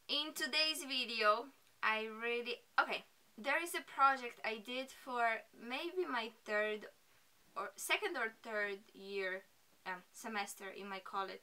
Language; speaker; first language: English; non-native, fluent; Polish